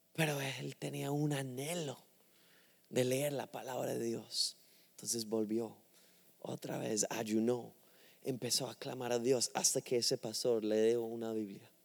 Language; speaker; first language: Spanish; non-native, fluent; English